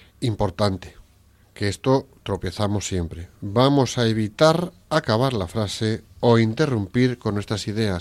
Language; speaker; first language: Spanish; native; Spanish